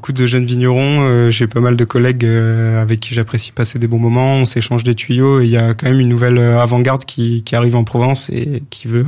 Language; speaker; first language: French; native; French